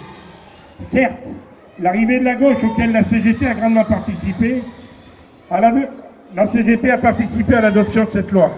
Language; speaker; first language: French; native; French